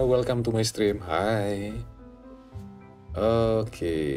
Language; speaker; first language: English; non-native, learner; Indonesian